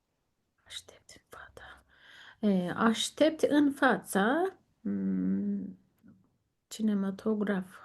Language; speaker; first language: Romanian; non-native, learner; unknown